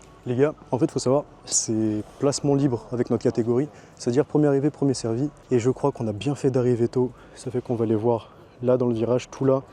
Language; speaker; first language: French; native; French